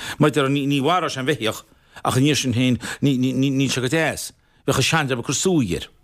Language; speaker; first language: Irish; native; Irish